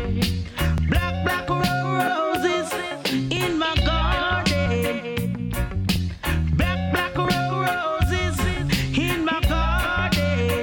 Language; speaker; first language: English; non-native, fluent; Portuguese